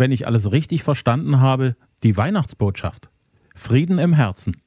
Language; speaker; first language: German; native; German